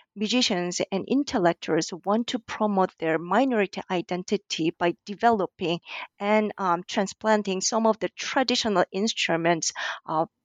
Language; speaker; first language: English; non-native, fluent; Korean